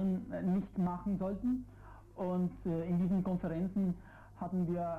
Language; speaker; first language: German; non-native, fluent; Italian